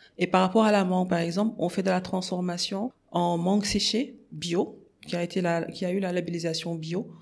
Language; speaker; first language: French; non-native, local second language; Wolof